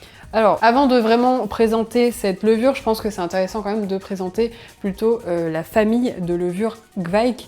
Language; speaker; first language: French; native; French